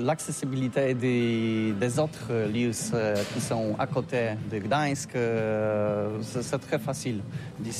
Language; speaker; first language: French; non-native, learner; Polish